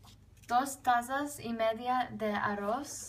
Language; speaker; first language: Spanish; non-native, learner; English